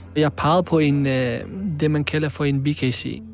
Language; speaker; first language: Danish; early bilingual, other home language; Arabic